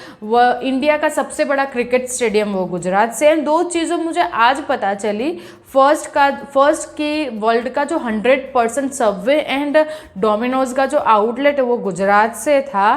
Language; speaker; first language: Hindi; non-native, local second language; Gujarati